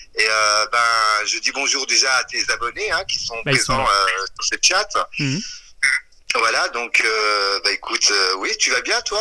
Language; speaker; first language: French; native; French